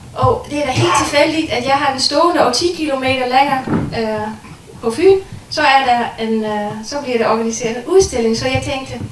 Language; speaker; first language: Danish; non-native, fluent; Dutch